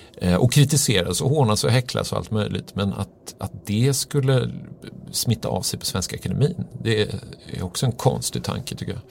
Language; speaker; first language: Swedish; native; Swedish